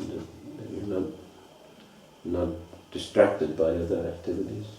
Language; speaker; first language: English; non-native, fluent; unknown